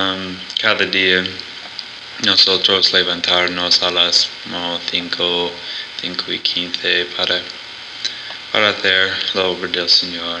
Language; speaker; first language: Spanish; non-native, learner; English